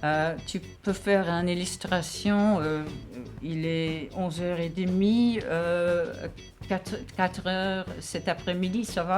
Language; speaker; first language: French; non-native, fluent; English